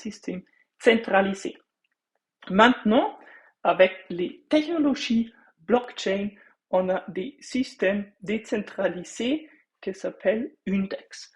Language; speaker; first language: French; non-native, fluent; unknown